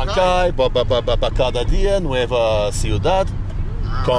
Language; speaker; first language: Spanish; non-native, learner; English